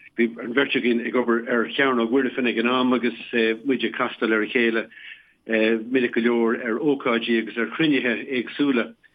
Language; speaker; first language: Irish; native; Irish